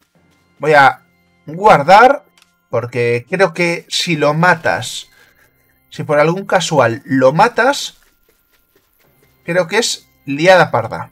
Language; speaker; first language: Spanish; native; Spanish